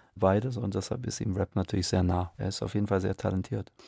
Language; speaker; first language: German; native; German